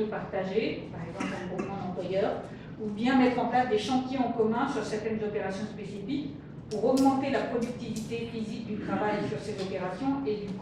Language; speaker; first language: French; native; French